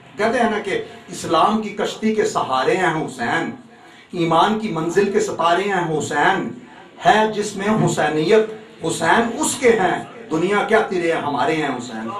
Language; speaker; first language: Urdu; non-native, local second language; Punjabi